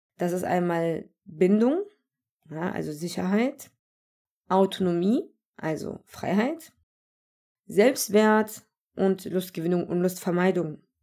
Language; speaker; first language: German; early bilingual, other home language; Turkish